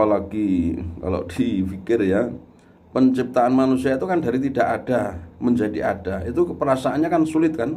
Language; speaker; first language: Indonesian; non-native, local second language; Javanese